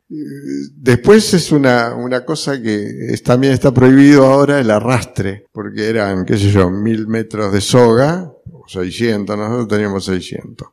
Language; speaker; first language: Spanish; early bilingual, other home language; Italian